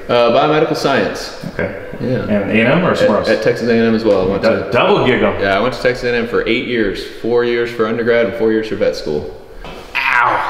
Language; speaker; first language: English; native; English